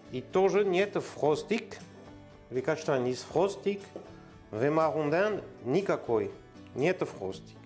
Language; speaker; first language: Russian; non-native, learner; French